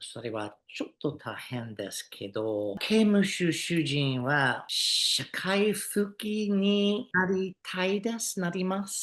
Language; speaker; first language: Japanese; non-native, learner; English